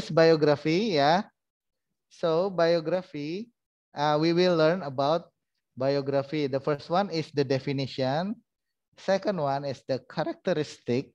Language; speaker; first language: English; non-native, fluent; Indonesian